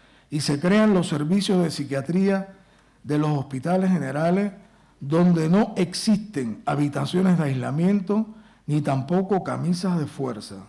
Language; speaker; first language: Spanish; native; Spanish